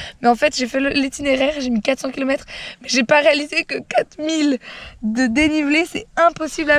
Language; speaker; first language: French; native; French